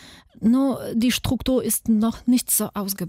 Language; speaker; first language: German; non-native, fluent; Polish